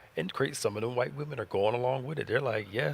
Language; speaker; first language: English; native; English